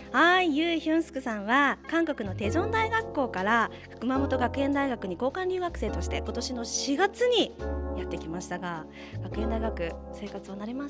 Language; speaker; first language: Japanese; native; Japanese